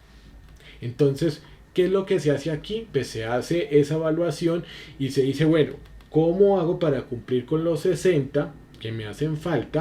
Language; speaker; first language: Spanish; native; Spanish